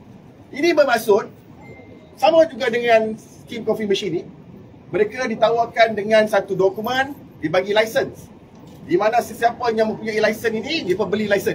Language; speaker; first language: Malay; native; Malay